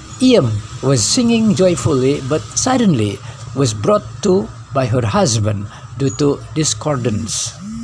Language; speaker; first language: English; non-native, fluent; Indonesian